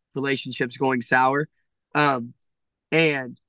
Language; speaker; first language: English; native; English